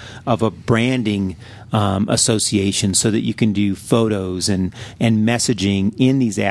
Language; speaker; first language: English; native; English